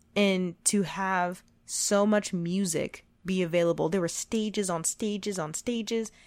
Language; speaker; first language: English; native; English